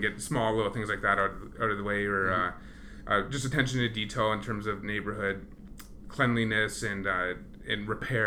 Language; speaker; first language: English; native; English